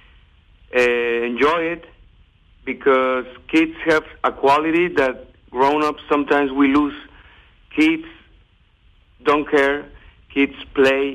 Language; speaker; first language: English; non-native, fluent; Spanish